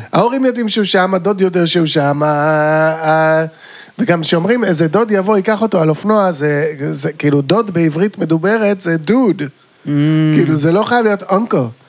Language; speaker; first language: Hebrew; native; Hebrew